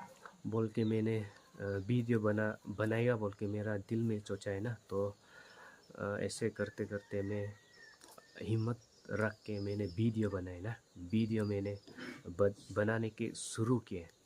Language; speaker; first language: Hindi; non-native, local second language; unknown